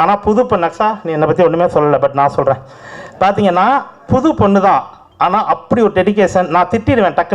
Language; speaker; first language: Tamil; native; Tamil